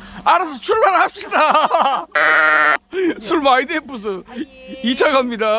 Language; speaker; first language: Korean; native; Korean